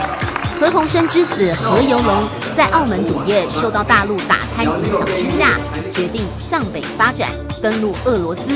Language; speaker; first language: Chinese; native; Chinese